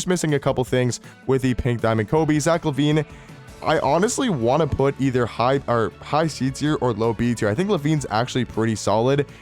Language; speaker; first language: English; native; English